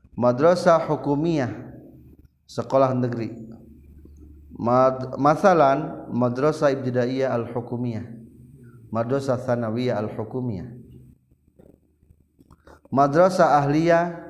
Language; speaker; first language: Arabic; non-native, fluent; Indonesian